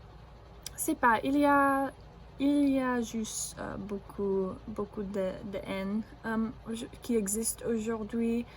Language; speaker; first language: French; non-native, learner; English